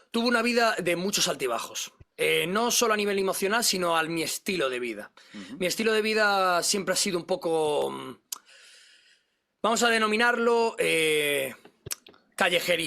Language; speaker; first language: Spanish; native; Spanish